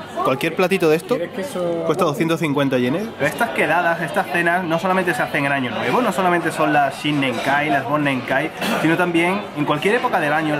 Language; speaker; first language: Spanish; native; Spanish